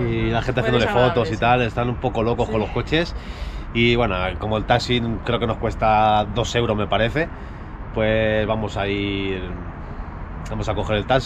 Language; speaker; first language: Spanish; native; Spanish